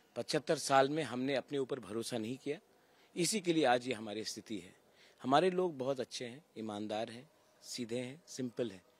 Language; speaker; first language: Hindi; non-native, local second language; Kok Borok